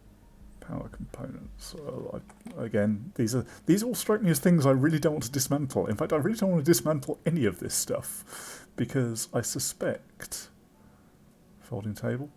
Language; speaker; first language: English; native; English